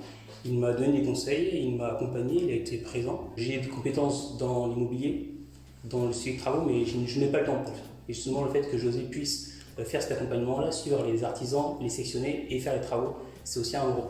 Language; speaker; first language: French; native; French